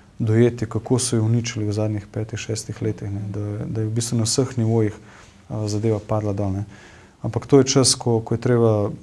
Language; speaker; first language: Slovenian; non-native, local second language; Bosnian